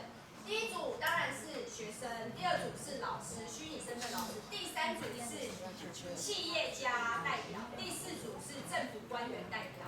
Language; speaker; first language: Chinese; native; Chinese